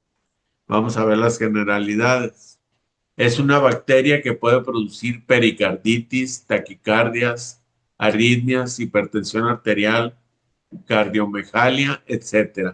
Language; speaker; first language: Spanish; native; Spanish